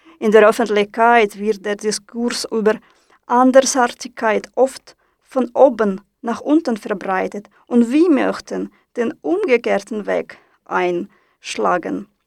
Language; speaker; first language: German; non-native, fluent; Russian